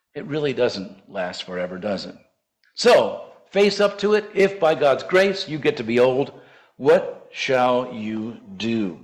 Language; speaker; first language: English; native; English